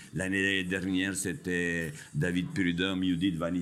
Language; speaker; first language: French; non-native, fluent; Albanian